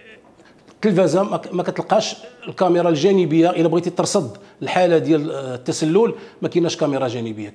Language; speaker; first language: Arabic; native; Arabic